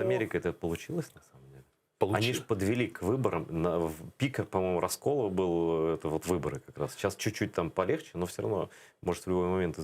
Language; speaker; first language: Russian; native; Russian